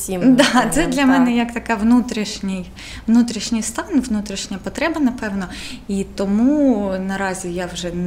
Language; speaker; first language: Ukrainian; non-native, local second language; Russian